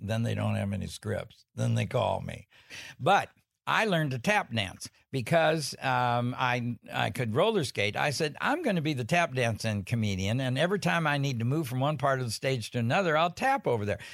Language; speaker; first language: English; native; English